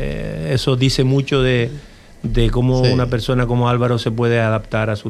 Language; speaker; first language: Spanish; native; Spanish